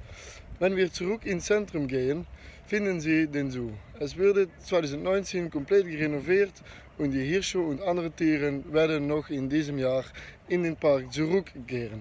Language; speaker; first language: German; non-native, learner; Dutch